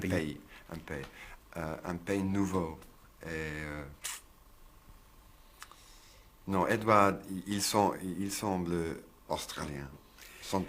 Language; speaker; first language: French; non-native, learner; English